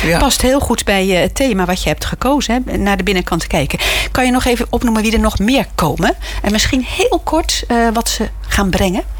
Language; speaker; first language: Dutch; native; Dutch